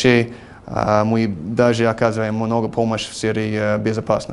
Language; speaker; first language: Russian; non-native, fluent; English